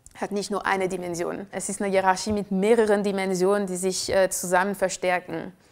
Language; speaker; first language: German; non-native, fluent; French